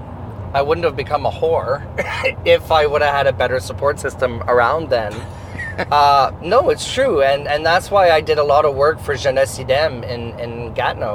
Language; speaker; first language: English; native; English